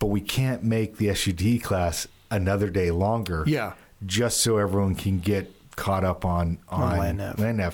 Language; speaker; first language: English; native; English